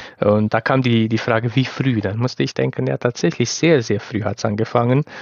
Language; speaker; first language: German; non-native, fluent; Romanian